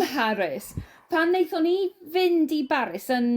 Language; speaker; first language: Welsh; non-native, learner; English